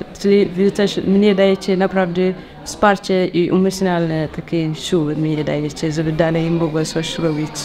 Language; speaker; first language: Polish; non-native, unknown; Tigrinya